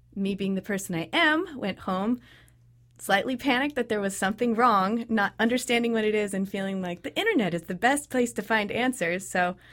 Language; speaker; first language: English; native; English